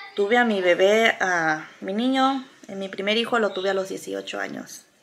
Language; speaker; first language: Spanish; native; Spanish